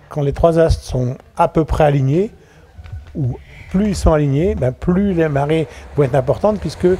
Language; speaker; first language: French; native; French